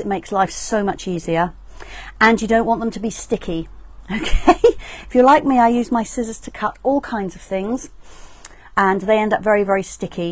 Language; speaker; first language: English; native; English